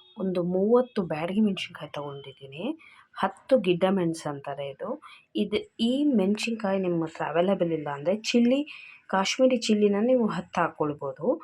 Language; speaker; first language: Kannada; native; Kannada